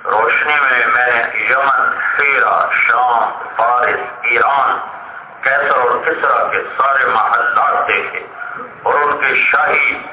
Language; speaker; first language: Urdu; non-native, local second language; Punjabi